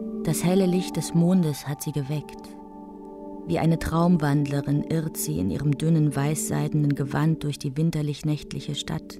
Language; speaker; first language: German; native; German